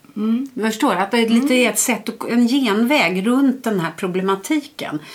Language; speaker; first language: Swedish; early bilingual, other home language; Estonian